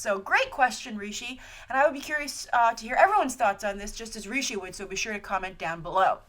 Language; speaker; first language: English; native; English